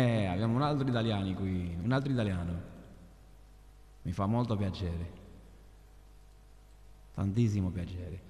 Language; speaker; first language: Italian; non-native, learner; Spanish